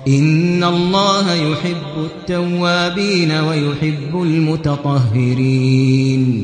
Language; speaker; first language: Arabic; native; Arabic